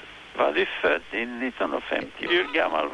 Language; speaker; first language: Swedish; non-native, fluent; French